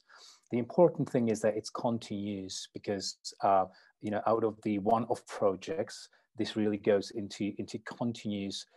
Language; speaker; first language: English; non-native, fluent; Czech